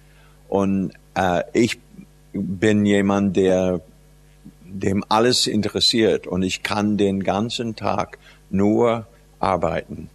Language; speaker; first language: German; non-native, fluent; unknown